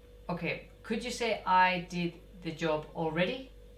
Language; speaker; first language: English; non-native, fluent; Spanish